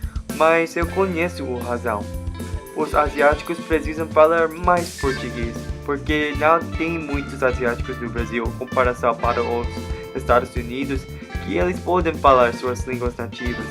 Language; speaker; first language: Portuguese; non-native, learner; English